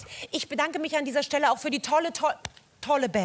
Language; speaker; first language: German; native; German